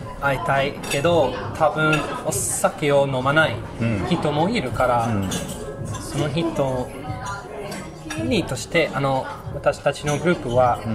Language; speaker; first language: Japanese; non-native, learner; English